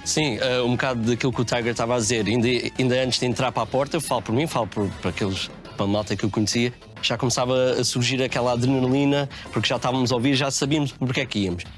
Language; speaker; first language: Portuguese; native; Portuguese